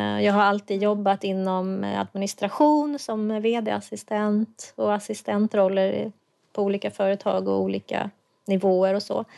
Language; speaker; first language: Swedish; native; Swedish